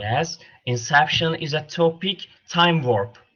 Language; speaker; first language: English; non-native, learner; Turkish